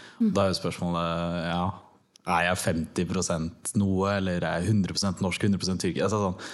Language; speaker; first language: Norwegian; early bilingual, other home language; Turkish